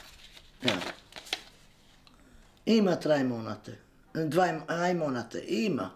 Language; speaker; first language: German; non-native, learner; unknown